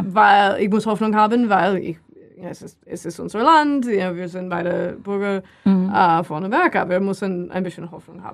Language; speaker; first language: German; non-native, learner; English